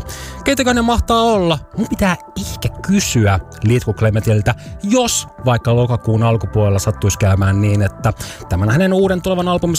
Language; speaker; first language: Finnish; native; Finnish